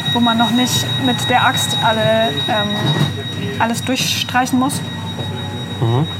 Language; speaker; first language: German; native; German